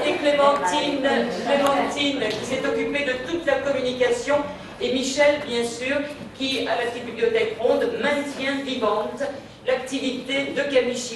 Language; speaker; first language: French; native; French